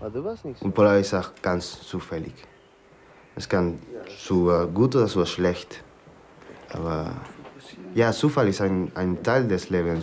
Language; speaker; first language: German; non-native, learner; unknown